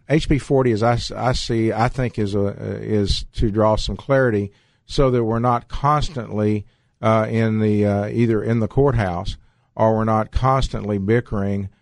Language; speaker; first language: English; native; English